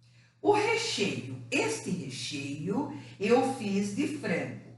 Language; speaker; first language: Portuguese; native; Portuguese